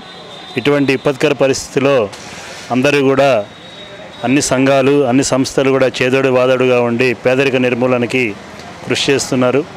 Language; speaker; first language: Telugu; native; Telugu